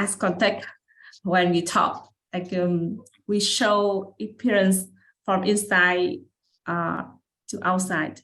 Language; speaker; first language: English; non-native, learner; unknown